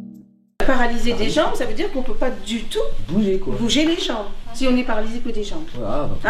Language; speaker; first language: French; native; French